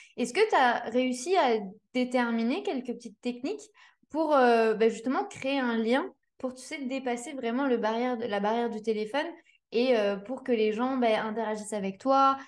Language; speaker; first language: French; native; French